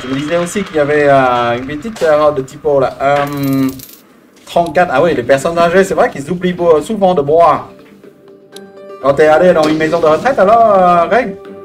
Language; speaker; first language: French; native; French